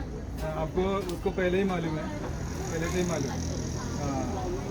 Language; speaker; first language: Hindi; non-native, local second language; Malayalam